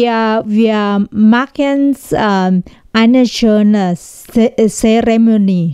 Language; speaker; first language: German; non-native, learner; Thai